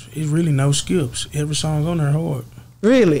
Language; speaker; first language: English; native; English